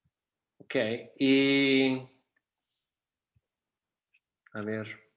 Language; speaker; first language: Spanish; non-native, fluent; English